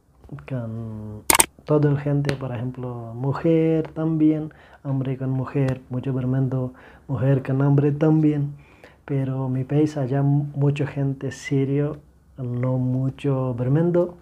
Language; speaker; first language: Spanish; non-native, learner; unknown